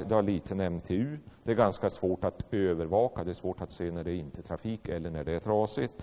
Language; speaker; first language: Swedish; native; Swedish